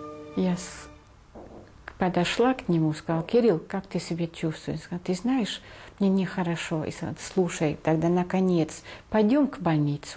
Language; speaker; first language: Russian; non-native, fluent; Dutch